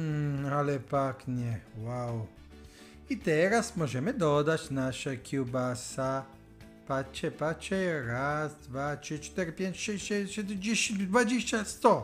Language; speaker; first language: Polish; non-native, learner; Italian